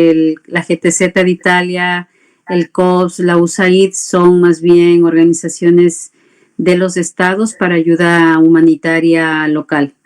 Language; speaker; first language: Spanish; native; Spanish